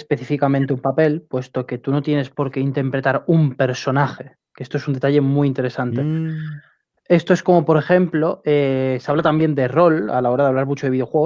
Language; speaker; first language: Spanish; native; Spanish